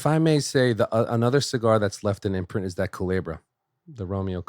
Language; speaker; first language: English; native; English